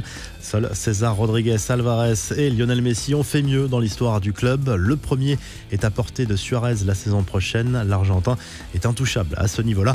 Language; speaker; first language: French; native; French